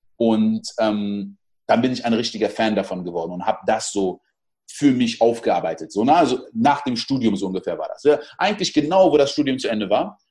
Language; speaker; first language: German; early bilingual, other home language; French